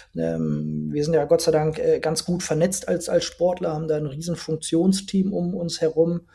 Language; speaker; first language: German; native; German